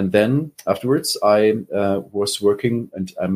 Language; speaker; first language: English; non-native, fluent; German